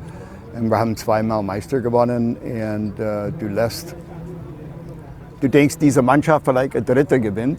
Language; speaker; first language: German; non-native, fluent; English